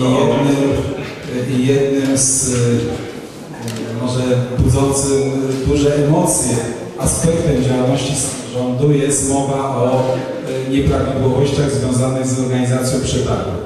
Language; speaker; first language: Polish; native; Polish